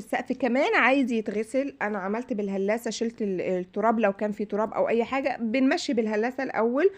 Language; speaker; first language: Arabic; native; Arabic